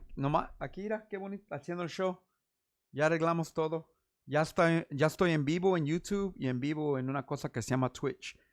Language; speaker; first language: Spanish; early bilingual, heritage; Spanish